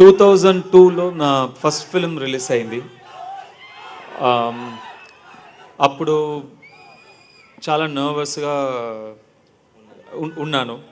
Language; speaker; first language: Telugu; non-native, learner; Tamil